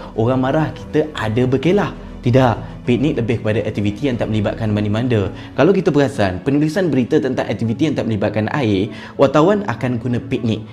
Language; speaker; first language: Malay; native; Malay